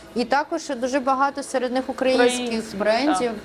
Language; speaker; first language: Ukrainian; early bilingual, other home language; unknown